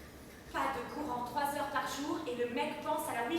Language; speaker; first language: French; native; French